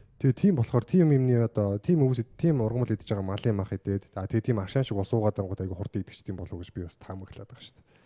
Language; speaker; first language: Mongolian; native; Mongolian